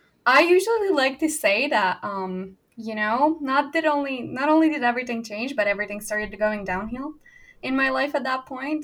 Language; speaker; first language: English; non-native, fluent; Hungarian